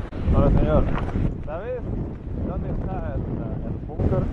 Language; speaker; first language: Spanish; non-native, fluent; English